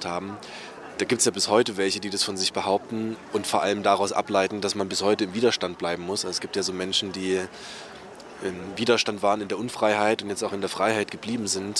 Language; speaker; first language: German; native; German